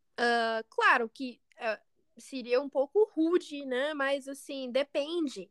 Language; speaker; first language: Portuguese; non-native, fluent; English